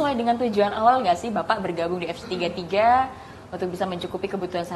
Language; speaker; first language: Indonesian; native; Indonesian